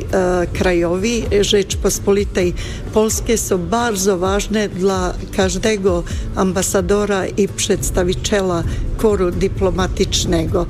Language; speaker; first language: Polish; non-native, fluent; Bosnian